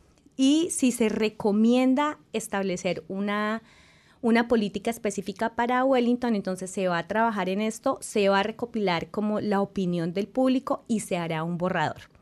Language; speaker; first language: Spanish; native; Spanish